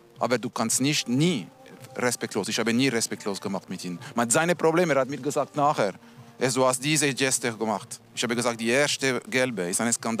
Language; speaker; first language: German; non-native, local second language; Italian